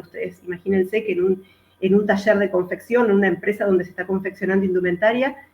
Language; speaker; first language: Spanish; native; Spanish